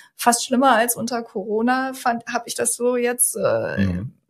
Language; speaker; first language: German; native; German